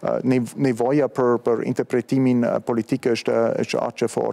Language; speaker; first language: Albanian; non-native, fluent; German